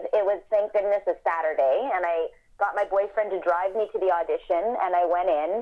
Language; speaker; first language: English; native; English